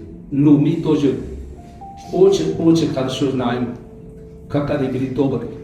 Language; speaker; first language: Russian; non-native, learner; Dutch